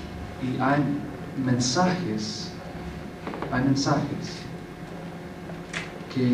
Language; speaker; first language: Spanish; non-native, fluent; English